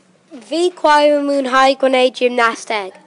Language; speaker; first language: Welsh; non-native, learner; English